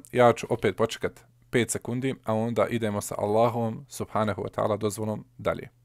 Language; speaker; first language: Bosnian; early bilingual, heritage; Bosnian